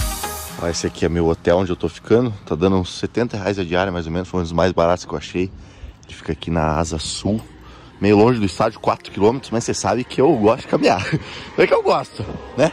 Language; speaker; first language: Portuguese; native; Portuguese